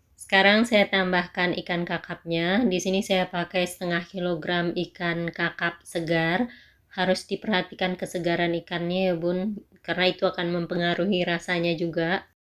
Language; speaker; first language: Indonesian; non-native, local second language; Minangkabau